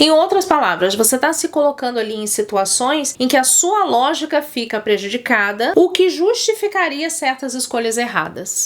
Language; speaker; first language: Portuguese; native; Portuguese